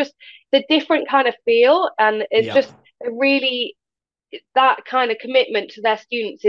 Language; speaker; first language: English; native; English